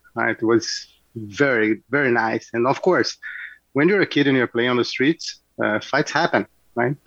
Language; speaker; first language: English; non-native, fluent; Portuguese